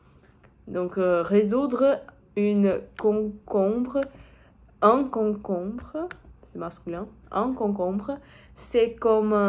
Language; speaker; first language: French; non-native, learner; Portuguese